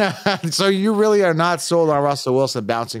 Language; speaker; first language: English; native; English